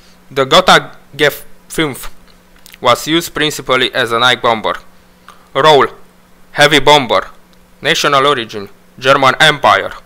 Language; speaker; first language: English; non-native, fluent; Romanian